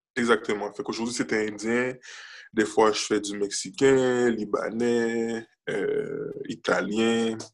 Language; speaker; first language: French; early bilingual, other home language; Haitian Creole